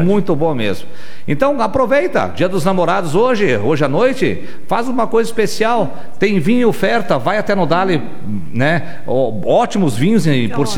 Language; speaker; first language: Portuguese; native; Portuguese